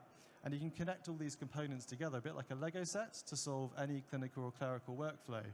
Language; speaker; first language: English; native; English